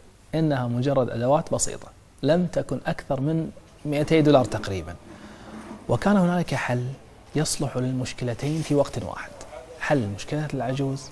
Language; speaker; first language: Arabic; native; Arabic